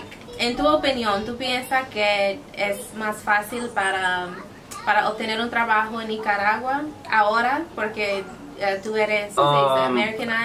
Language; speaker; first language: Spanish; non-native, fluent; English